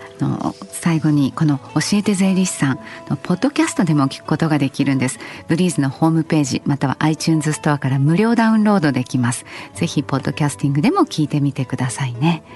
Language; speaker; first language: Japanese; native; Japanese